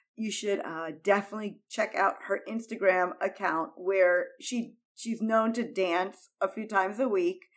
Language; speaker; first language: English; early bilingual, heritage; Spanish